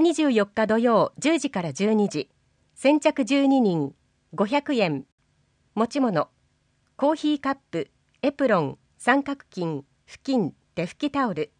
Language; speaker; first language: Japanese; native; Japanese